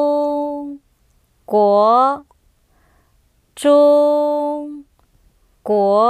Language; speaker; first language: Chinese; non-native, learner; English